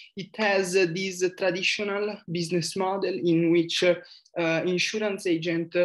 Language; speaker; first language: English; non-native, fluent; Italian